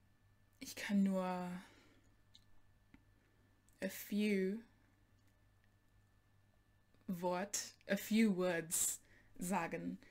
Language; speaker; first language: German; non-native, learner; English